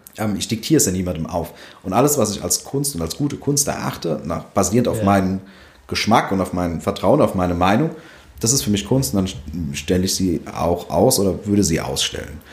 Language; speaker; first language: German; early bilingual, other home language; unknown